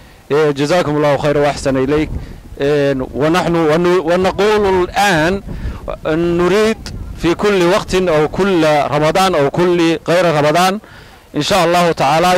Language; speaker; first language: Arabic; non-native, learner; Somali